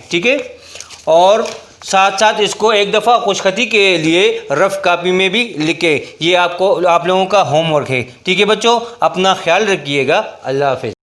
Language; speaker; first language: Urdu; non-native, local second language; Pashto